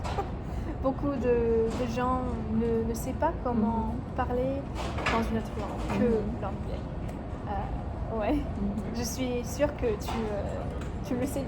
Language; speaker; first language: French; non-native, learner; English